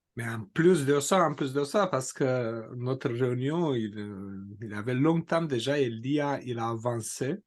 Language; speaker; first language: French; non-native, fluent; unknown